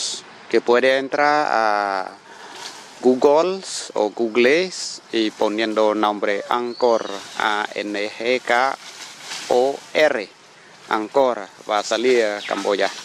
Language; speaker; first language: Spanish; non-native, learner; Khmer